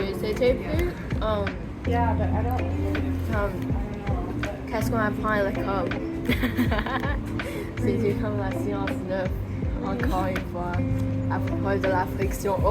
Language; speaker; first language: French; non-native, learner; English